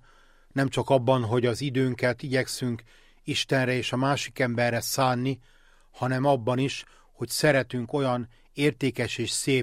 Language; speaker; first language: Hungarian; native; Hungarian